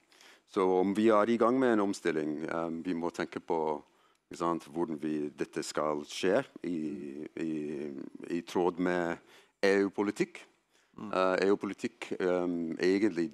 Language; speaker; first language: Norwegian; non-native, fluent; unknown